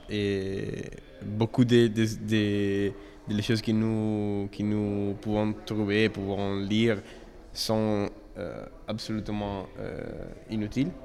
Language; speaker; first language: French; non-native, learner; Italian